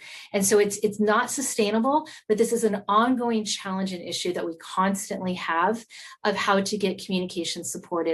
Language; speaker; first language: English; native; English